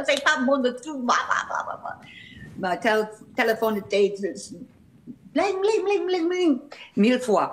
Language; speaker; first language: French; non-native, fluent; English